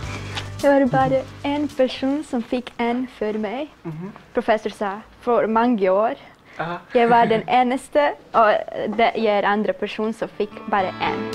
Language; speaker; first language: Norwegian; non-native, fluent; Serbian